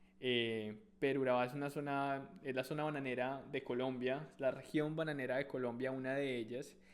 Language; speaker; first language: Spanish; native; Spanish